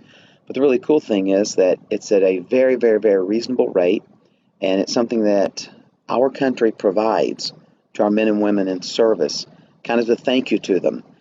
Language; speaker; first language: English; native; English